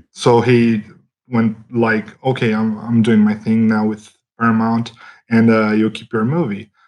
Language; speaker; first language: English; non-native, fluent; Portuguese